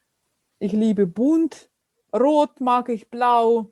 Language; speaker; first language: German; non-native, fluent; Russian